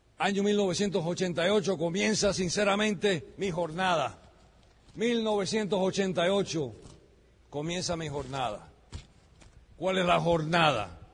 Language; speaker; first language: Spanish; early bilingual, heritage; Spanish